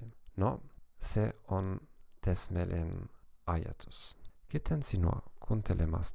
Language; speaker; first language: Finnish; non-native, fluent; German